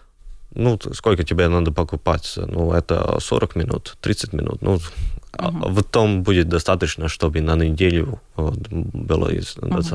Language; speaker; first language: Russian; non-native, local second language; Latvian